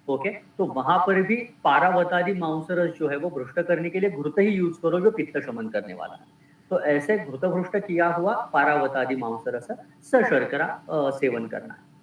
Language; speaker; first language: Hindi; non-native, local second language; Marathi